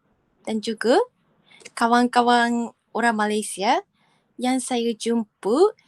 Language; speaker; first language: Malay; non-native, fluent; Japanese